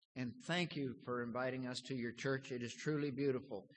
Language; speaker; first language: English; native; English